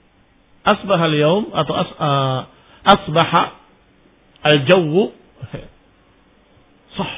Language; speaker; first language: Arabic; non-native, fluent; Indonesian